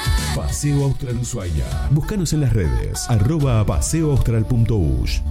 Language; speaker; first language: Spanish; native; Spanish